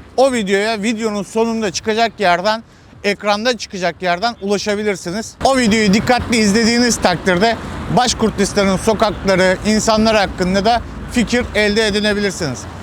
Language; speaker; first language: Turkish; native; Turkish